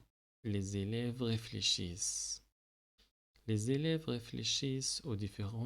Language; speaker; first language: French; non-native, local second language; Arabic